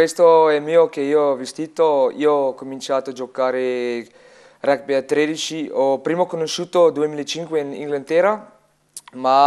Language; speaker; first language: Italian; non-native, learner; Afrikaans